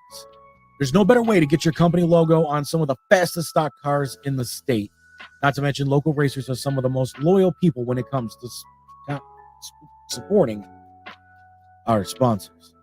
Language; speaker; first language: English; native; English